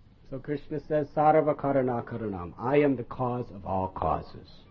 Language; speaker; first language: English; native; English